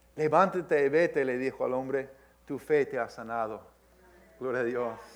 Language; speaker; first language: Spanish; early bilingual, heritage; Spanish